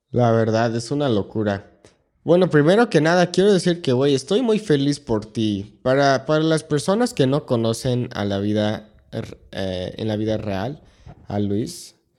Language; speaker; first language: Spanish; non-native, fluent; English